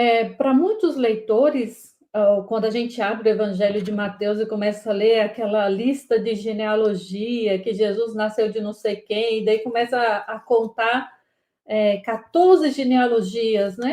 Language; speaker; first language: Portuguese; native; Portuguese